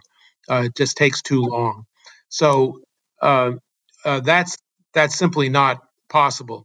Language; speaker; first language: English; native; English